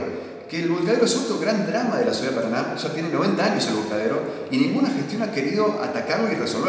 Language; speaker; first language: Spanish; native; Spanish